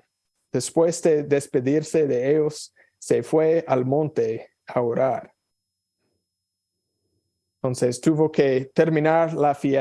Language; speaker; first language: Spanish; non-native, fluent; English